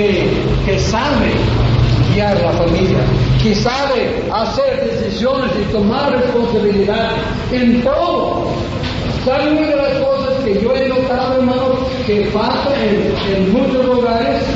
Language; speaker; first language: Spanish; non-native, fluent; English